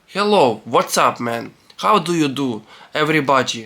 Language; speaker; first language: English; non-native, learner; Ukrainian